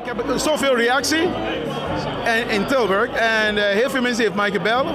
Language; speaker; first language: Dutch; non-native, fluent; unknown